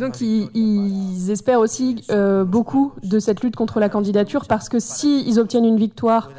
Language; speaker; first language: French; native; French